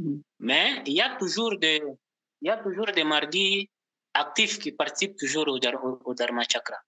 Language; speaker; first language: French; non-native, local second language; Portuguese